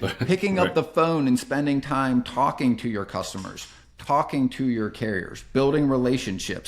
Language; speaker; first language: English; native; English